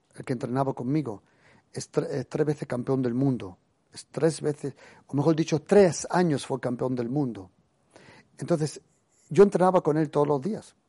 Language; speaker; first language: Spanish; early bilingual, other home language; German